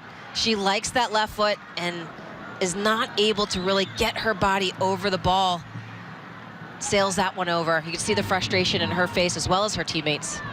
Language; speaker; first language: English; native; English